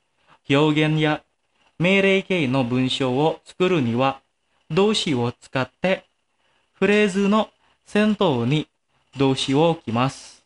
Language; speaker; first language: Japanese; non-native, fluent; Indonesian